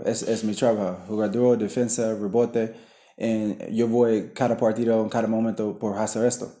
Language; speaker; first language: Spanish; non-native, learner; English